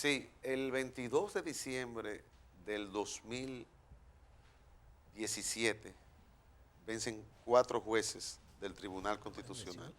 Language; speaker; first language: Spanish; native; Spanish